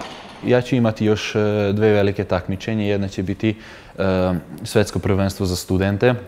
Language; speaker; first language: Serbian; non-native, local second language; Hungarian